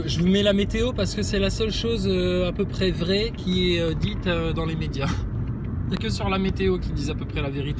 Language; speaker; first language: French; native; French